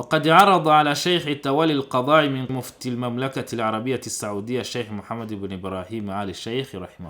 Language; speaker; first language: Arabic; non-native, fluent; Kinyarwanda